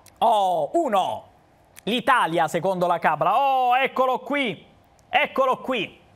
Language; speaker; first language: Italian; native; Italian